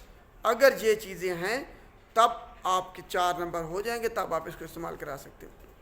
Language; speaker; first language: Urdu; non-native, local second language; Punjabi